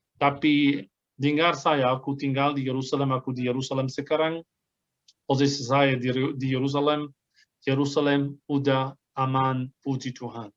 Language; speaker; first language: Indonesian; non-native, fluent; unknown